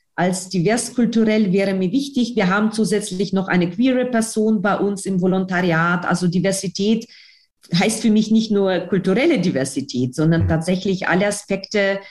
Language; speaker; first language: German; non-native, fluent; Russian